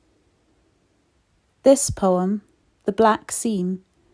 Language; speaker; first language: English; native; English